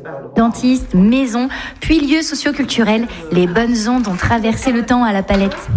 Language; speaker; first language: French; native; French